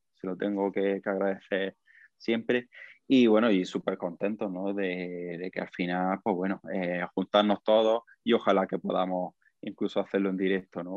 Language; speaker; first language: Spanish; native; Spanish